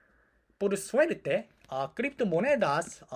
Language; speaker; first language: Spanish; non-native, learner; Korean